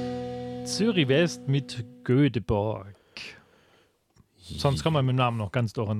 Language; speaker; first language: German; native; German